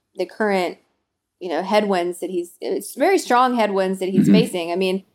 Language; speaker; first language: English; native; English